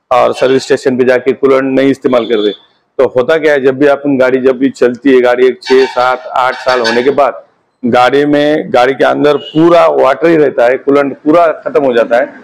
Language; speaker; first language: Hindi; non-native, local second language; Marathi